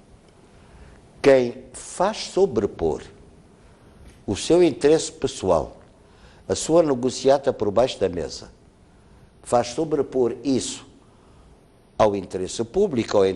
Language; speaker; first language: Portuguese; native; Portuguese